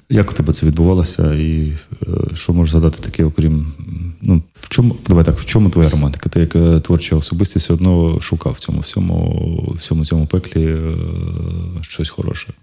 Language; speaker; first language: Ukrainian; non-native, local second language; Russian